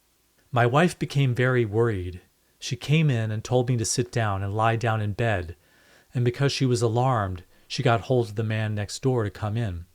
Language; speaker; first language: English; native; English